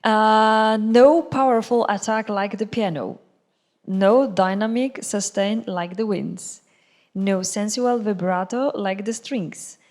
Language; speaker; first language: English; non-native, fluent; Polish